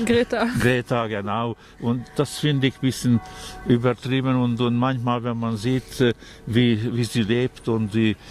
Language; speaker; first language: German; non-native, fluent; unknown